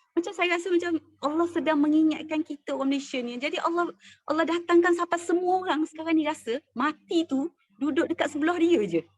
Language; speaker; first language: Malay; native; Malay